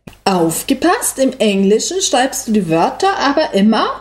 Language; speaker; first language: German; native; German